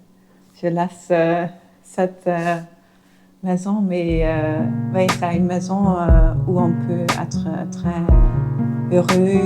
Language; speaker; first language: French; non-native, fluent; Dutch